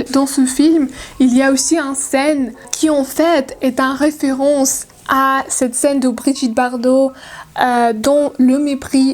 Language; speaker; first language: French; non-native, learner; Russian